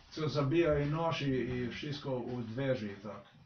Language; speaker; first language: Polish; non-native, learner; Slovenian